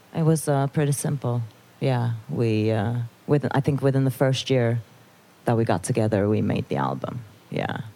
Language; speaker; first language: English; non-native, fluent; Turkish